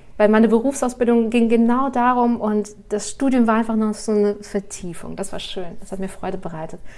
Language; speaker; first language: German; early bilingual, other home language; Russian